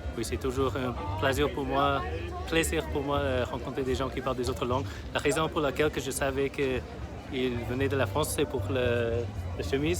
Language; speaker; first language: French; non-native, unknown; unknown